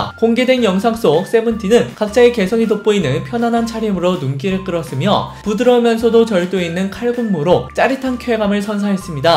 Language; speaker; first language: Korean; native; Korean